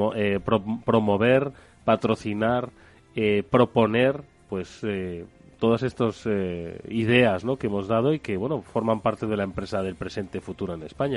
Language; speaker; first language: Spanish; native; Spanish